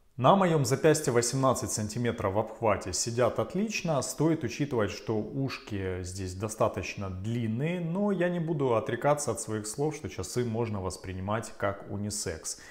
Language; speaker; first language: Russian; native; Russian